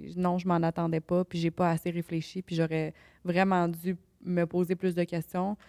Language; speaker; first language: French; native; French